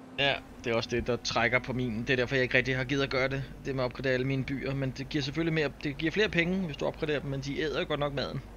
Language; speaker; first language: Danish; native; Danish